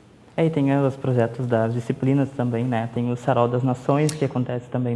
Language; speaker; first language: Portuguese; native; Portuguese